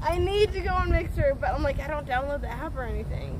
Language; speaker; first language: English; native; English